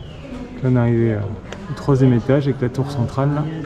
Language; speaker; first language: French; native; French